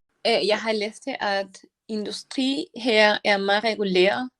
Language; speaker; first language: Danish; non-native, learner; Spanish